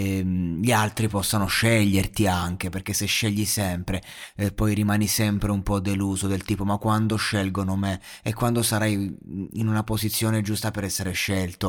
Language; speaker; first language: Italian; native; Italian